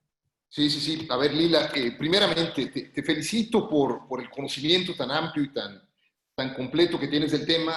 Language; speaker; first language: Spanish; native; Spanish